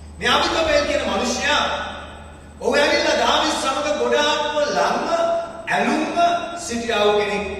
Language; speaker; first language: Sinhala; native; Sinhala